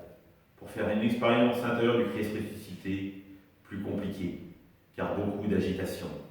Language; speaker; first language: French; native; French